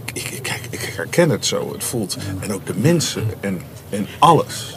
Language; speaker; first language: Dutch; native; Dutch